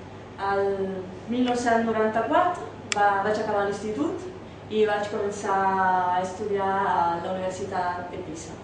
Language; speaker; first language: Catalan; non-native, learner; Italian